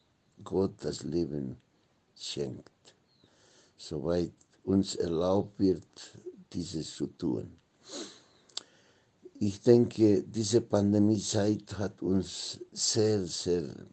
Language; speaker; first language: German; non-native, fluent; Spanish